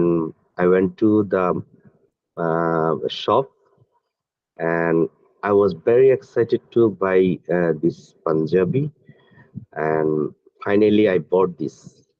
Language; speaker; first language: English; non-native, learner; Bangla